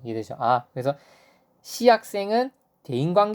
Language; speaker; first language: Korean; native; Korean